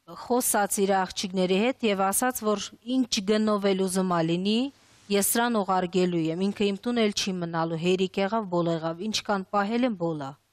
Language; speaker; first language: Armenian; early bilingual, other home language; Russian